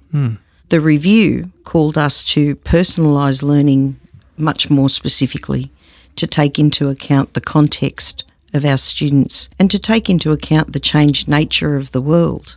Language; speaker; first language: English; native; English